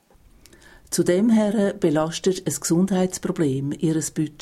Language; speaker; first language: German; native; German